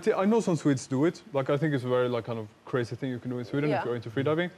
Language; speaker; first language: English; non-native, fluent; Swedish